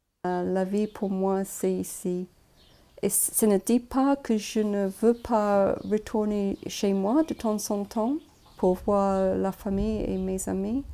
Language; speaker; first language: French; non-native, fluent; English